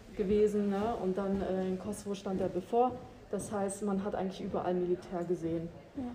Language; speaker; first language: German; early bilingual, other home language; Albanian